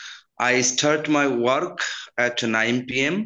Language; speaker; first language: English; non-native, learner; Bangla